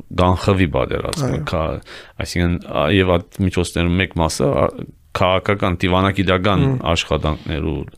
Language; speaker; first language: Armenian; early bilingual, heritage; Armenian